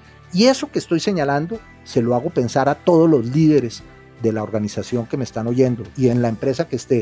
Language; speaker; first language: Spanish; native; Spanish